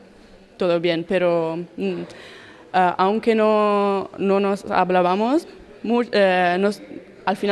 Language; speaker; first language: Spanish; non-native, learner; Italian